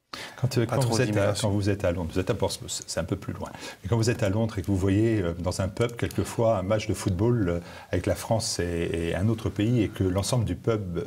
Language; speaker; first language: French; native; French